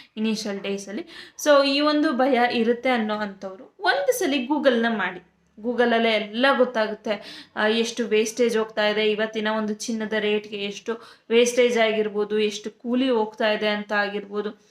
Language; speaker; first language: Kannada; native; Kannada